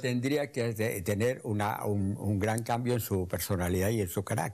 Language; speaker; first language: Spanish; native; Spanish